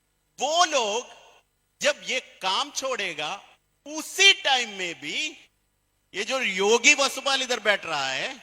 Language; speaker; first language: Hindi; non-native, fluent; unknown